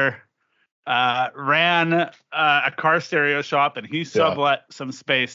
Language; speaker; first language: English; native; English